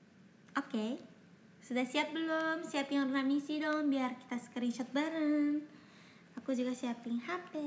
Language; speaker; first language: Indonesian; non-native, fluent; Japanese